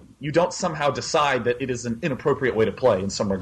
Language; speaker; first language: English; native; English